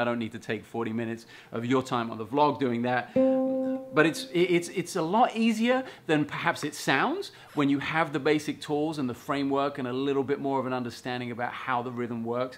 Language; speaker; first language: English; native; English